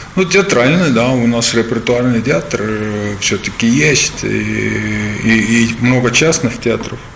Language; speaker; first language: Russian; non-native, learner; Estonian